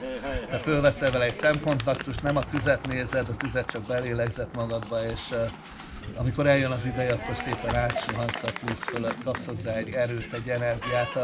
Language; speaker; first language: Hungarian; native; Hungarian